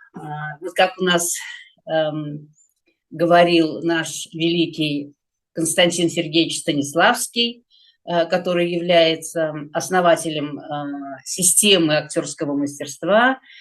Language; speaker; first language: Russian; native; Russian